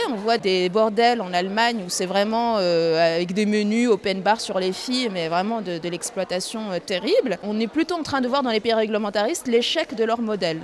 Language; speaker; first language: French; non-native, local second language; Arabic